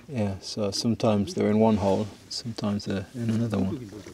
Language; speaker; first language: English; native; English